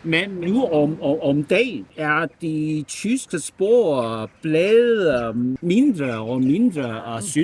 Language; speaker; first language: Danish; non-native, learner; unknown